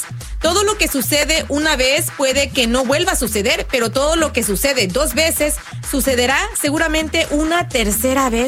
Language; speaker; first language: Spanish; native; Spanish